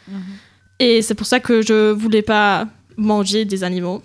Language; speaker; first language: French; non-native, fluent; German